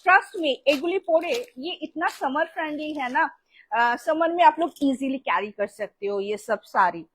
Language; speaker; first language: Hindi; non-native, local second language; Bangla